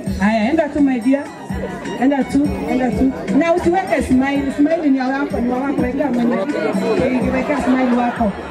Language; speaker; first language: Swahili; non-native, local second language; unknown